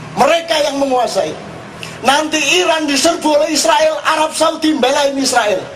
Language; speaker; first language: Indonesian; non-native, local second language; Javanese